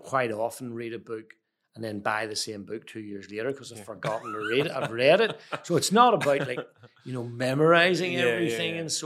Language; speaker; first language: English; native; English